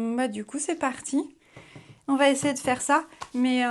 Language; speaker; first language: French; native; French